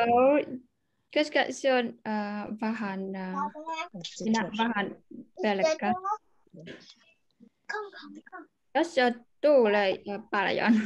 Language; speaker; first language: Finnish; non-native, learner; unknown